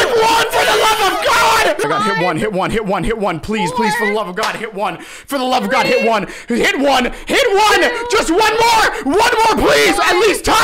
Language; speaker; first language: English; native; English